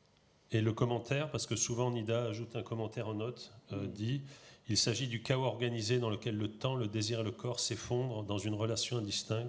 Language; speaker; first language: French; native; French